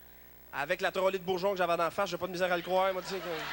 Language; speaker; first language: French; native; French